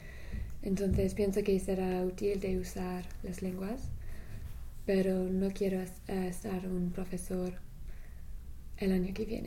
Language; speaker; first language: Spanish; non-native, fluent; English